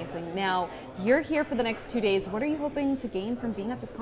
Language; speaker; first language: English; native; English